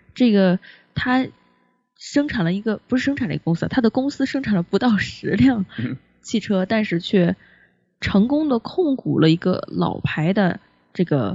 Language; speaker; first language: Chinese; native; Chinese